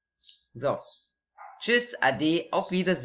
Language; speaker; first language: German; native; German